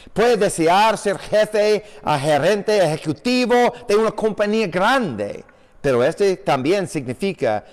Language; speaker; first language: Spanish; non-native, fluent; English